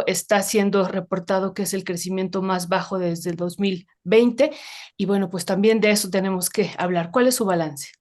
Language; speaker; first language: Spanish; native; Spanish